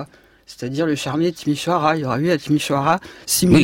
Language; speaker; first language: French; native; French